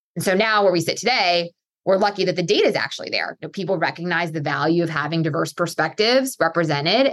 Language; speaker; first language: English; native; English